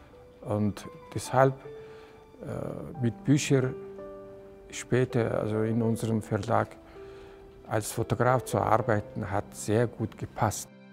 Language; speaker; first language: German; non-native, fluent; Mongolian